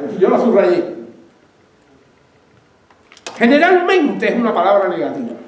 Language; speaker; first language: Spanish; native; Spanish